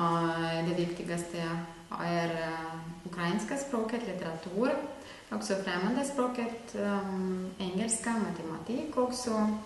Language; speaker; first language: Swedish; non-native, fluent; Ukrainian